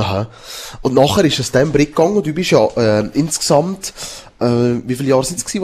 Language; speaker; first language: German; native; German